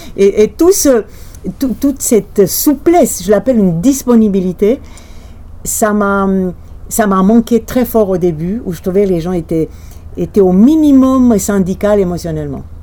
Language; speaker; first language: French; non-native, fluent; Romanian